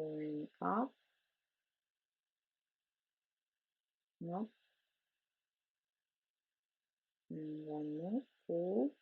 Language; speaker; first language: English; non-native, fluent; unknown